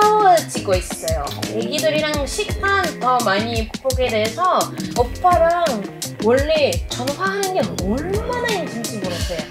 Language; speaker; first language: Korean; non-native, fluent; French